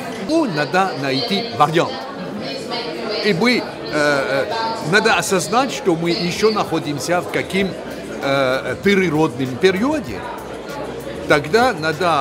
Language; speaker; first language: Russian; non-native, fluent; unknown